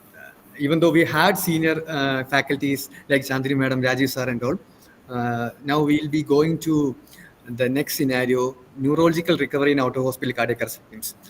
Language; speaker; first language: English; non-native, local second language; Malayalam